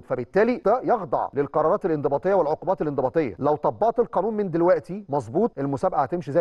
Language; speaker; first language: Arabic; native; Arabic